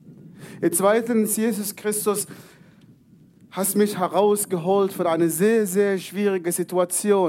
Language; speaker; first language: German; non-native, fluent; Arabic